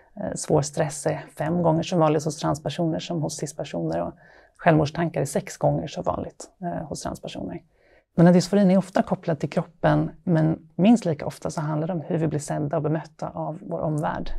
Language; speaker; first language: Swedish; native; Swedish